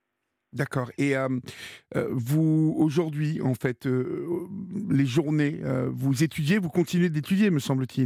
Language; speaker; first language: French; native; French